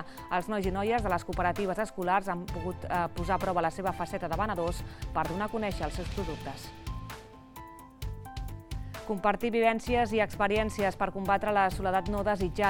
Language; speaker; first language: Catalan; native; Catalan